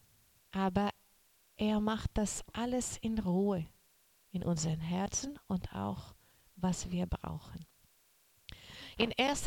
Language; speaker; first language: German; non-native, learner; Portuguese